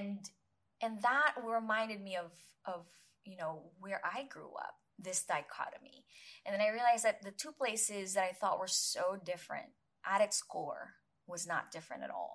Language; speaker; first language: English; non-native, local second language; Filipino